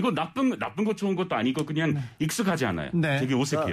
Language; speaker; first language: Korean; non-native, learner; English